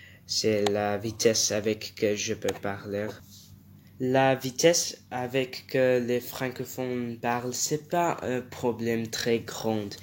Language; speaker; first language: French; non-native, learner; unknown